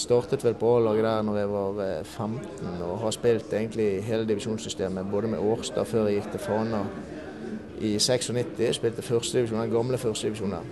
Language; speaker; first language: Norwegian; native; Norwegian